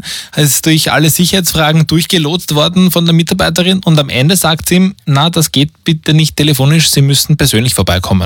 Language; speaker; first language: German; native; German